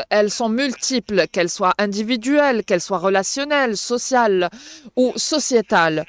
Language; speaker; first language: French; non-native, local second language; Arabic